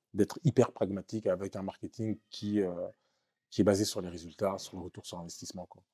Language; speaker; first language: French; native; French